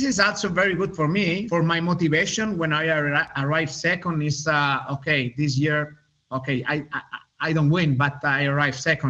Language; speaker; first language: English; non-native, learner; Spanish